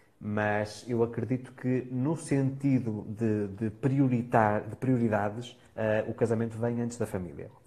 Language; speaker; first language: Portuguese; native; Portuguese